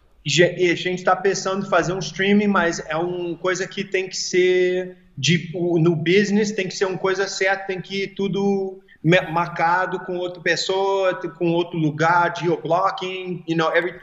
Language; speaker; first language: Portuguese; early bilingual, heritage; English